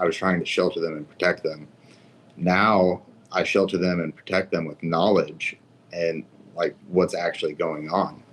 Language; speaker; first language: English; native; English